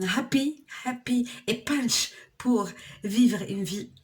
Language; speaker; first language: French; non-native, local second language; Arabic